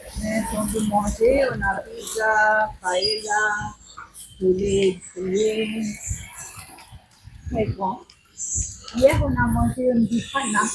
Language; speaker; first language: French; non-native, fluent; Portuguese